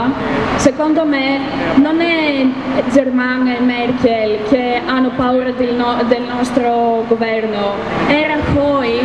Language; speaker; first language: Italian; non-native, learner; Greek